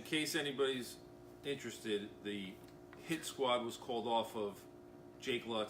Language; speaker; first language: English; native; English